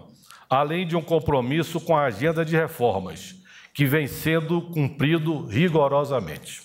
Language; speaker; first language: Portuguese; native; Portuguese